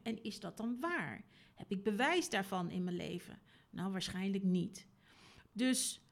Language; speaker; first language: Dutch; native; Dutch